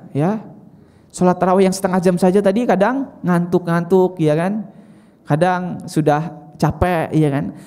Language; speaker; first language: Indonesian; native; Indonesian